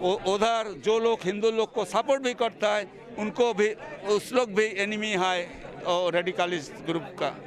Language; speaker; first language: Hindi; non-native, learner; Bangla